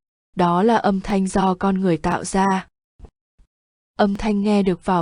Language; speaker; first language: Vietnamese; native; Vietnamese